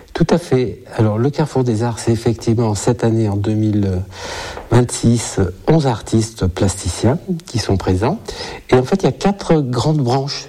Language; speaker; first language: French; native; French